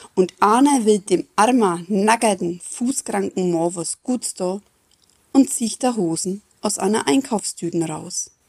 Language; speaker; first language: German; native; German